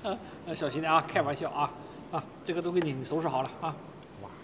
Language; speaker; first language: Chinese; native; Chinese